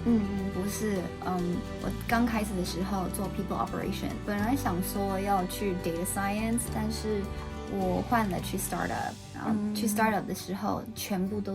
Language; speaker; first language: Chinese; early bilingual, heritage; Chinese